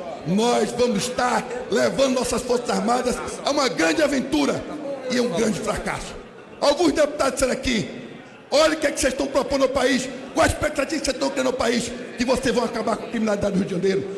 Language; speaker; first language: Portuguese; native; Portuguese